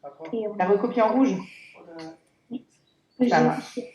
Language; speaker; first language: French; native; French